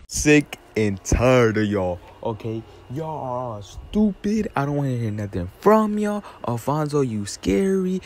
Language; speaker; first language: English; native; English